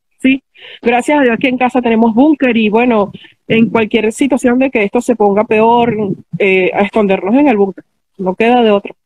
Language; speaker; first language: Spanish; native; Spanish